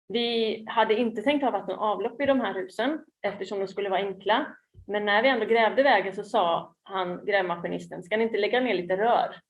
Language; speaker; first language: Swedish; native; Swedish